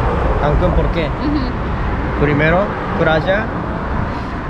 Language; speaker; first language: Spanish; non-native, learner; Japanese